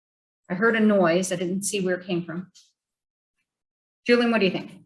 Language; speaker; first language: English; native; English